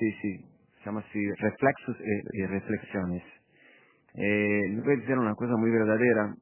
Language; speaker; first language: Spanish; non-native, fluent; Portuguese